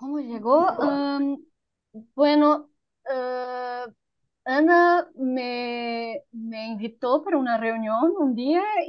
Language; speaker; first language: Spanish; non-native, learner; Portuguese